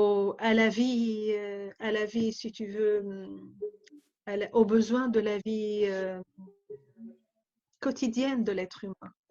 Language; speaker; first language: French; non-native, fluent; Arabic